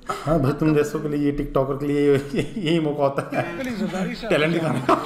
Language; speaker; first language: Hindi; native; Hindi